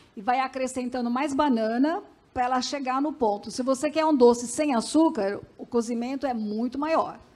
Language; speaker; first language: Portuguese; early bilingual, other home language; Macedonian